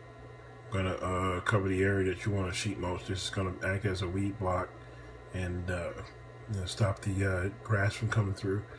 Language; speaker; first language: English; native; English